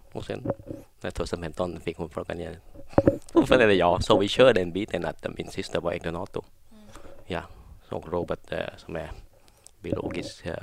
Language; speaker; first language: Swedish; non-native, learner; Thai